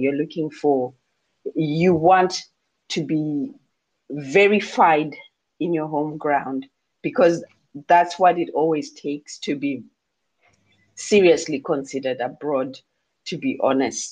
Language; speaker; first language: English; non-native, local second language; Shona